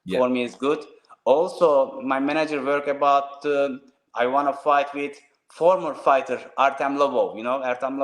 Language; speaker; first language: English; non-native, learner; Turkish